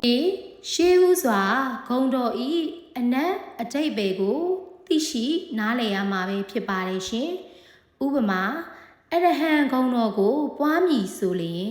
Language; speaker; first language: Burmese; native; Burmese